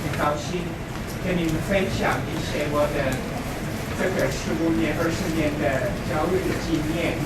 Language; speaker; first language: Chinese; non-native, fluent; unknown